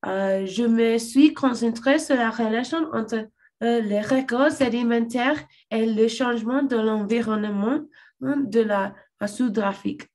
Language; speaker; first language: French; non-native, learner; English